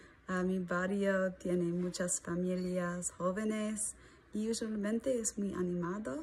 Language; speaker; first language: Spanish; non-native, learner; English